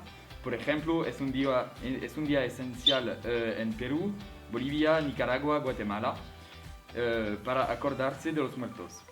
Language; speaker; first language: Spanish; non-native, learner; French